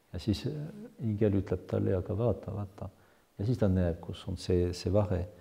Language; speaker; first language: Estonian; non-native, fluent; French